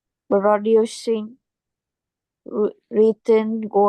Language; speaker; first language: English; non-native, learner; Vietnamese